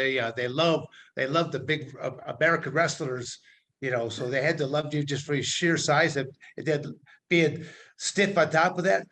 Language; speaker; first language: English; native; English